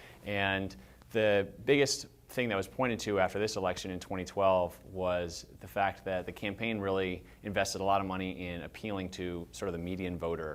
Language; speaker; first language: English; native; English